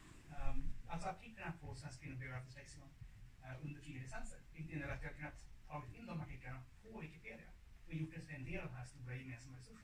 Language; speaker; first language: Swedish; native; Swedish